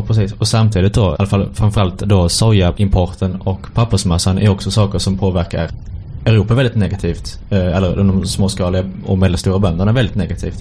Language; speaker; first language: Swedish; native; Swedish